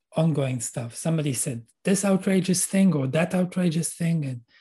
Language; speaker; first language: English; non-native, fluent; Hebrew